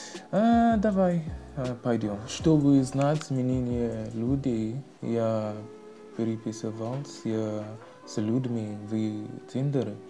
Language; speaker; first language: Russian; non-native, learner; English